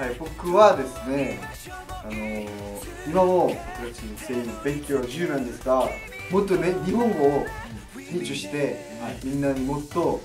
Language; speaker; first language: Japanese; non-native, learner; Korean